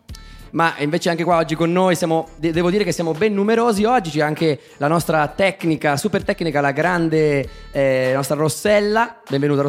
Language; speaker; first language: Italian; native; Italian